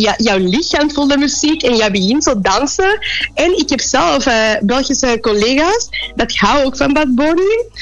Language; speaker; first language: Dutch; non-native, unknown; Spanish